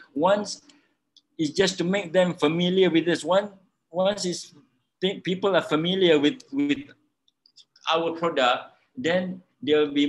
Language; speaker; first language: English; non-native, local second language; Malay